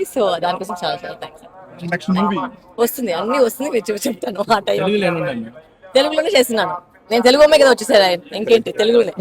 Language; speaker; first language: Telugu; non-native, learner; Tamil